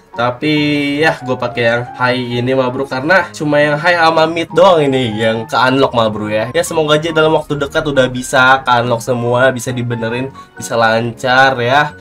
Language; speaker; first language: Indonesian; native; Indonesian